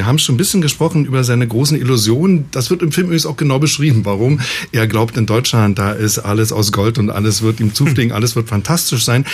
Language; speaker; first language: German; native; German